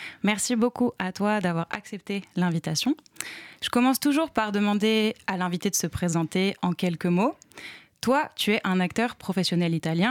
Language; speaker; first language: French; native; French